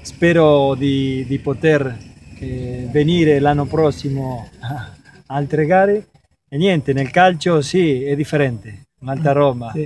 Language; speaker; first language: Italian; non-native, fluent; Spanish